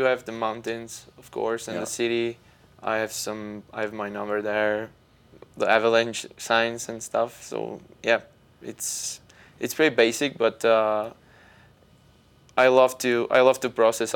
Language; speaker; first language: English; non-native, fluent; Czech